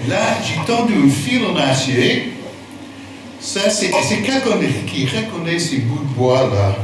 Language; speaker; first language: French; non-native, fluent; English